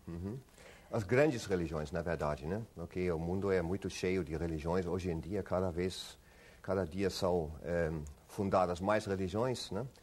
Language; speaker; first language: Portuguese; non-native, fluent; German